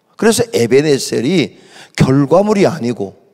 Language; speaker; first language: Korean; native; Korean